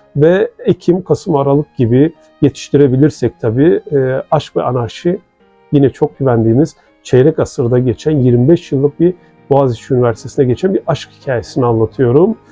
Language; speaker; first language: Turkish; non-native, local second language; Kurdish